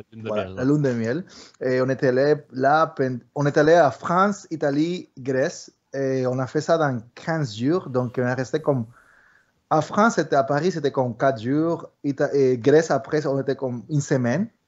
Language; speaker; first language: French; early bilingual, other home language; Spanish